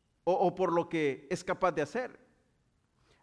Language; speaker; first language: Spanish; native; Spanish